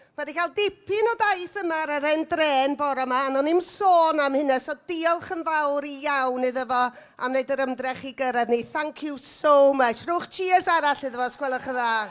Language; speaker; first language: Welsh; native; Welsh